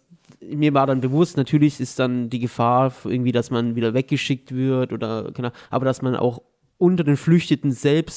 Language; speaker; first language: German; native; German